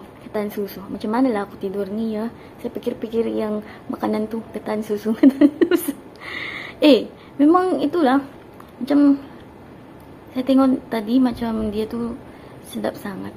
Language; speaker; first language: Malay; non-native, fluent; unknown